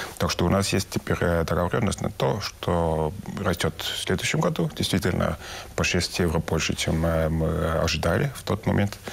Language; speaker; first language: Russian; non-native, local second language; Estonian